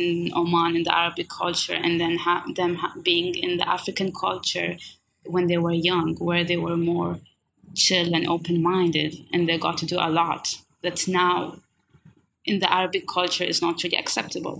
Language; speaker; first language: English; non-native, fluent; Swahili